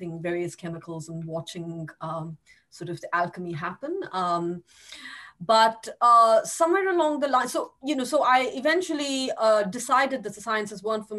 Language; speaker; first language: English; non-native, local second language; Tamil